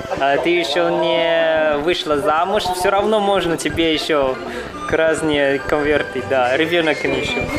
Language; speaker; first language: Russian; non-native, learner; Chinese